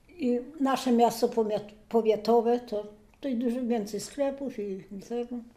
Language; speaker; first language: Polish; native; Polish